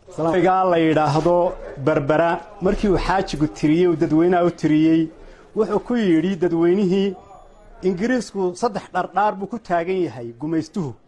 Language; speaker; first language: Somali; native; Somali